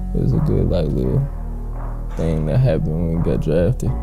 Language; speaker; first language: English; native; English